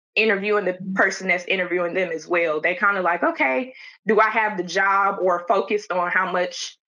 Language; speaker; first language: English; native; English